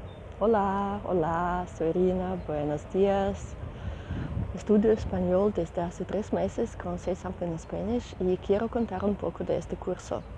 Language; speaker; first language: Spanish; non-native, learner; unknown